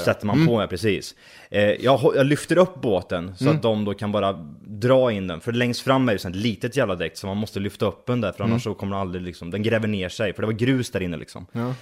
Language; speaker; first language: Swedish; native; Swedish